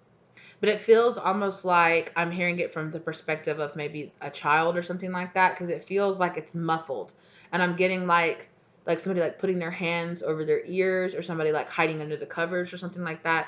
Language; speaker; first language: English; native; English